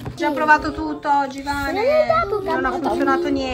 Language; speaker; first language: Italian; native; Italian